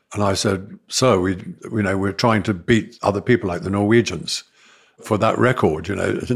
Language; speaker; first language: English; native; English